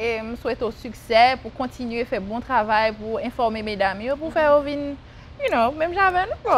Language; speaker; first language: French; non-native, local second language; Haitian Creole